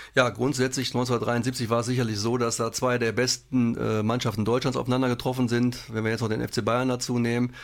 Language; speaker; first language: German; native; German